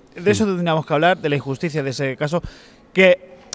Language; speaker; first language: Spanish; native; Spanish